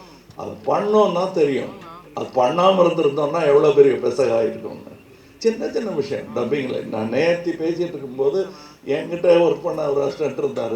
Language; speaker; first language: Tamil; native; Tamil